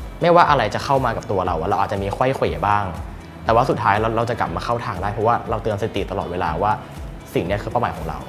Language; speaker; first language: Thai; native; Thai